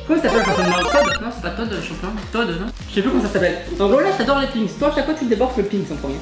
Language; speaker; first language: French; native; French